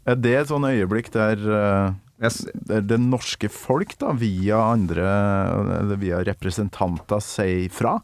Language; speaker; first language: Norwegian; native; Norwegian